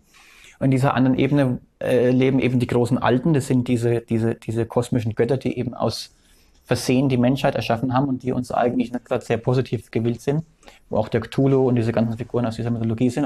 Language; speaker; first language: German; native; German